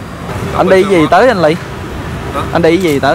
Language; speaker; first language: Vietnamese; native; Vietnamese